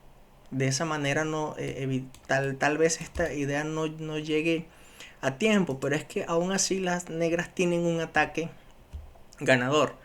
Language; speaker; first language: Spanish; native; Spanish